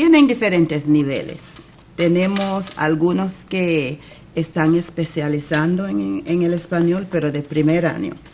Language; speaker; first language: Spanish; non-native, fluent; English